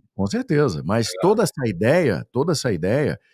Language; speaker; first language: Portuguese; native; Portuguese